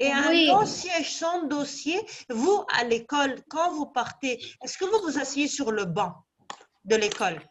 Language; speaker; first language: French; non-native, local second language; Arabic